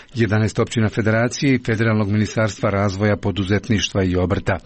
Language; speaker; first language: Croatian; native; Croatian